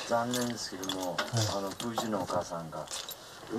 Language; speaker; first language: Japanese; non-native, fluent; Mongolian